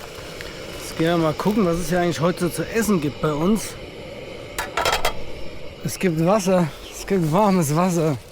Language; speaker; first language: German; native; German